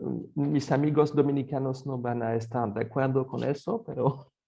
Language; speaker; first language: Spanish; non-native, fluent; French